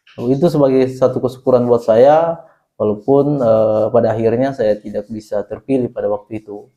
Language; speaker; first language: Indonesian; native; Indonesian